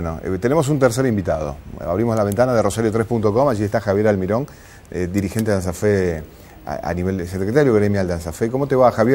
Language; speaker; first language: Spanish; native; Spanish